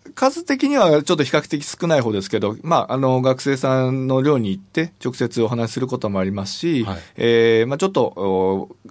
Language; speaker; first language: Japanese; native; Japanese